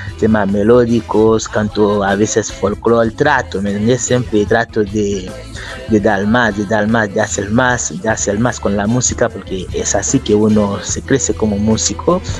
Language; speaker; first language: Spanish; non-native, fluent; Haitian Creole